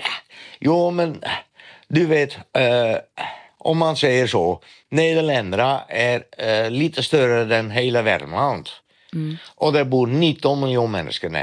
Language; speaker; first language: Swedish; non-native, learner; Dutch